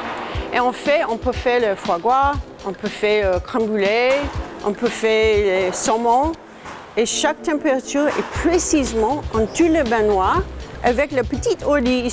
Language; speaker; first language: French; non-native, learner; English